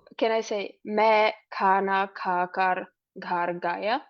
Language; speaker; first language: Hindi; non-native, learner; English